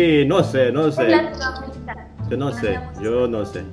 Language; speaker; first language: Spanish; non-native, learner; Indonesian